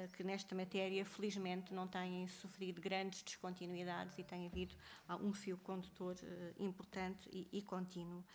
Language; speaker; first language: Portuguese; native; Portuguese